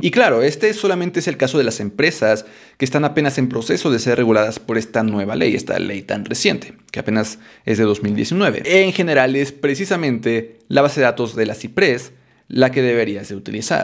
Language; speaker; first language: Spanish; native; Spanish